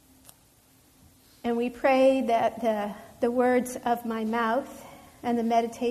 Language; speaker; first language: English; native; English